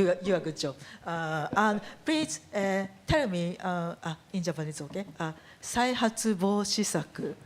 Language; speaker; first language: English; non-native, learner; Japanese